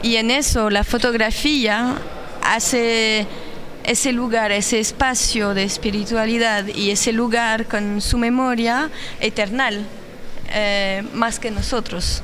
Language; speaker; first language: Spanish; non-native, learner; French